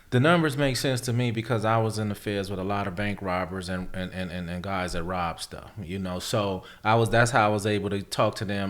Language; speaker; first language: English; native; English